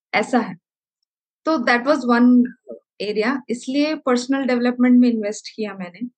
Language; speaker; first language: Hindi; non-native, local second language; Malayalam